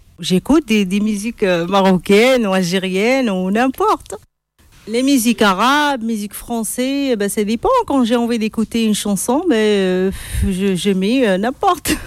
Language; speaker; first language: French; non-native, local second language; Arabic